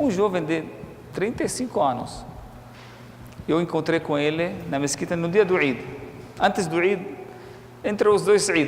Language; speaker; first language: Portuguese; non-native, fluent; Arabic